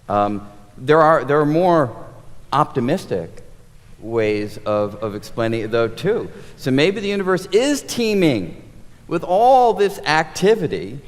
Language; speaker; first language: English; native; English